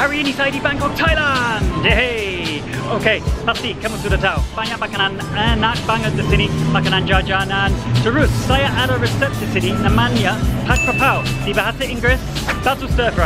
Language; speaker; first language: Indonesian; non-native, fluent; English